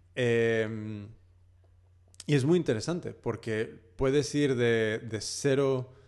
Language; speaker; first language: Spanish; early bilingual, heritage; Spanish